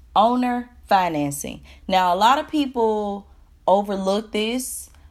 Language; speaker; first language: English; native; English